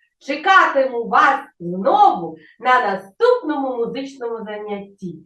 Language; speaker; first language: Ukrainian; native; Ukrainian